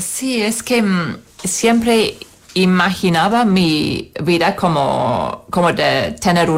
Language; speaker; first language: Spanish; non-native, fluent; English